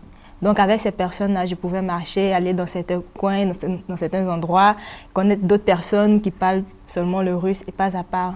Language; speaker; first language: French; non-native, local second language; Malagasy